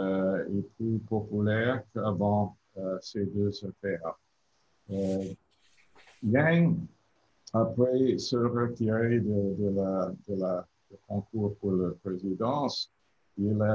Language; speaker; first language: French; non-native, learner; English